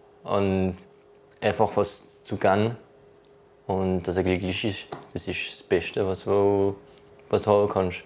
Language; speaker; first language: German; non-native, local second language; French